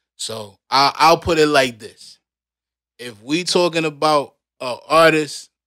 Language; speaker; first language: English; native; English